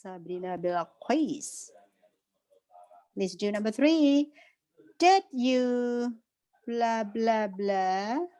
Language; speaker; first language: English; non-native, local second language; Indonesian